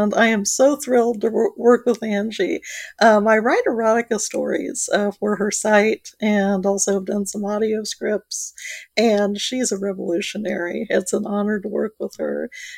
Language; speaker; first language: English; native; English